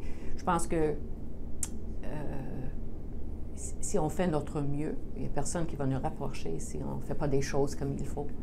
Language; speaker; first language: French; non-native, local second language; English